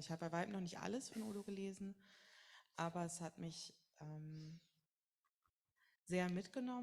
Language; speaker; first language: German; native; German